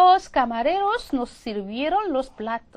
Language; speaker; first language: Spanish; non-native, fluent; Korean